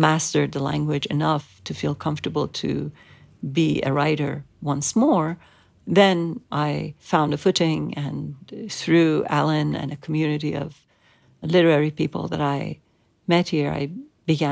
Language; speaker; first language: English; non-native, fluent; Persian